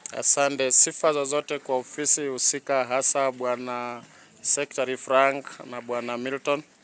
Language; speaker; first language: Swahili; non-native, local second language; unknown